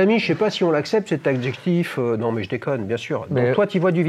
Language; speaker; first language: French; native; French